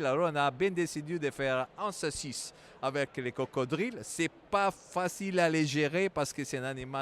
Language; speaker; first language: French; non-native, fluent; Italian